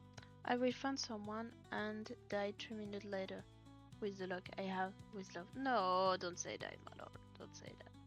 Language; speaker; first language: English; non-native, learner; French